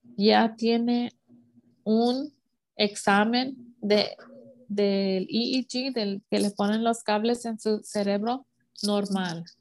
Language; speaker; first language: Spanish; early bilingual, heritage; Spanish